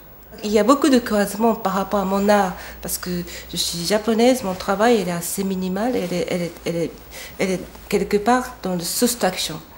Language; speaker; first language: French; non-native, fluent; Japanese